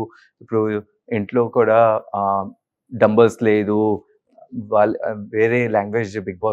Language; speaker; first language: Telugu; non-native, local second language; Hindi